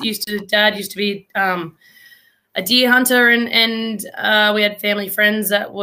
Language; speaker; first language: English; native; English